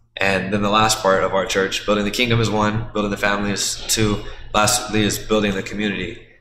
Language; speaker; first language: English; native; English